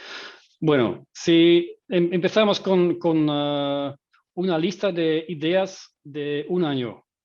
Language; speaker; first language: Spanish; non-native, fluent; Dutch